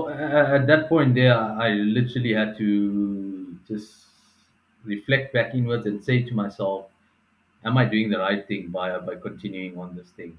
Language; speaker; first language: English; native; English